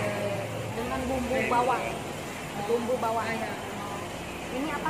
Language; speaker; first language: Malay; non-native, local second language; Sundanese